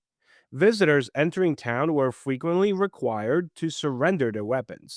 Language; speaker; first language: English; native; English